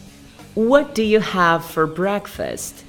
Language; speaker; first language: English; non-native, fluent; Portuguese